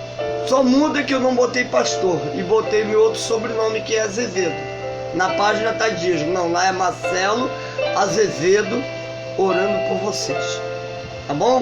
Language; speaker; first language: Portuguese; native; Portuguese